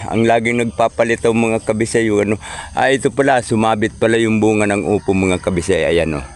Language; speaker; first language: Filipino; non-native, local second language; Cebuano